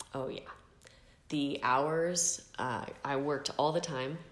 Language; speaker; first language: English; native; English